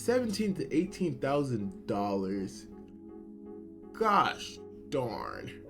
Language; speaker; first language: English; native; English